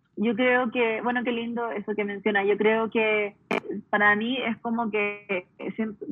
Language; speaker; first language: Spanish; early bilingual, heritage; Spanish